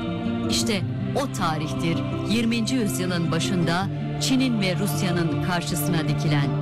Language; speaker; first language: Turkish; native; Turkish